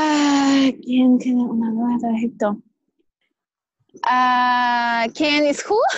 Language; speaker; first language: Spanish; non-native, learner; Polish